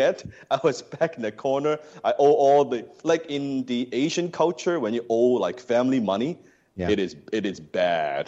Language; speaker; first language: English; non-native, local second language; Cantonese